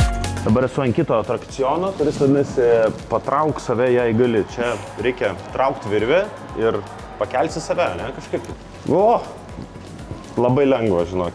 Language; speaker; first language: Lithuanian; native; Lithuanian